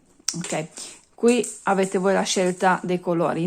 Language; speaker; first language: Italian; native; Italian